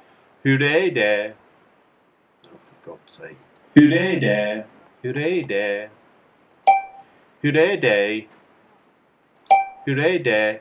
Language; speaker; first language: Swedish; non-native, learner; English